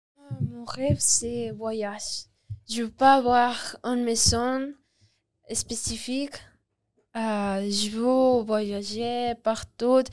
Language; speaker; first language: French; non-native, learner; Spanish